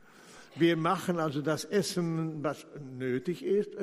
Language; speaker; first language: German; non-native, fluent; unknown